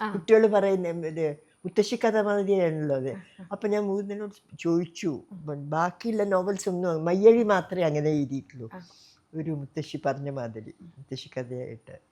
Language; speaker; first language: Malayalam; early bilingual, heritage; Malayalam